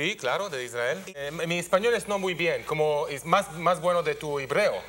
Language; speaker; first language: Spanish; non-native, learner; Hebrew